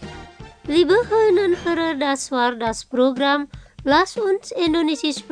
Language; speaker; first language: German; non-native, fluent; Indonesian